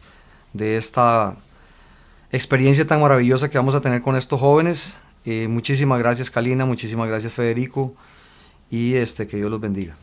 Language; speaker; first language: Spanish; native; Spanish